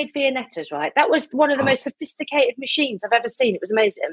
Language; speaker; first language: English; native; English